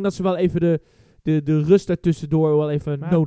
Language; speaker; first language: Dutch; native; Dutch